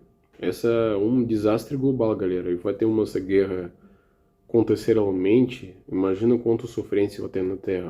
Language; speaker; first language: Portuguese; non-native, learner; Russian